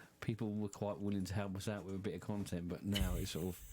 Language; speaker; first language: English; native; English